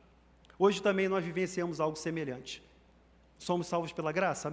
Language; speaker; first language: Portuguese; native; Portuguese